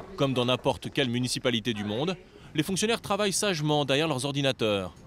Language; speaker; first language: French; native; French